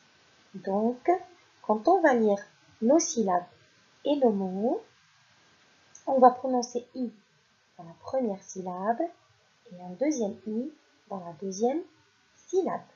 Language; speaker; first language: French; non-native, local second language; Arabic